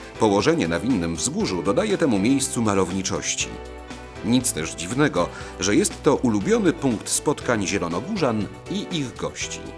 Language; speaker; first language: Polish; native; Polish